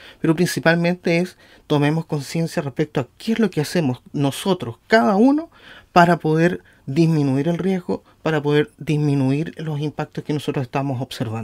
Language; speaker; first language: Spanish; native; Spanish